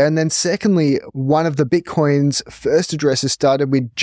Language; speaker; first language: English; native; English